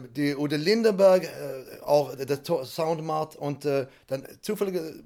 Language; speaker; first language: German; non-native, fluent; Swedish